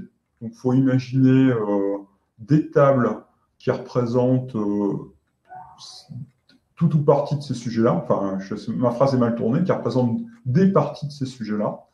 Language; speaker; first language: French; native; French